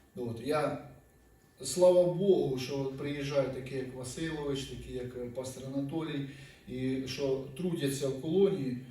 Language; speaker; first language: Ukrainian; native; Ukrainian